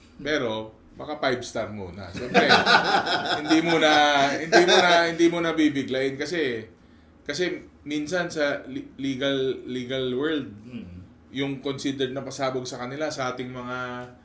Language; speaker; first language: Filipino; non-native, local second language; Iloko